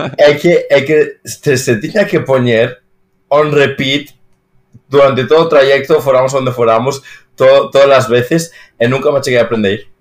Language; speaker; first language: Galician; non-native, local second language; Spanish